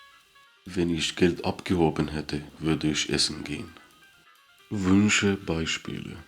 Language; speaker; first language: German; non-native, fluent; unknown